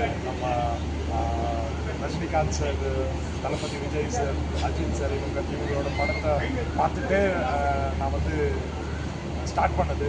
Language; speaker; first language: Tamil; non-native, local second language; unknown